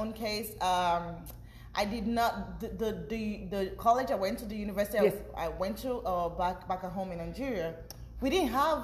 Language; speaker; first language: English; non-native, local second language; Yoruba